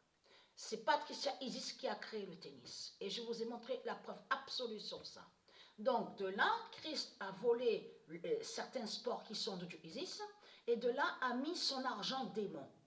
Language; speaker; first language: French; native; French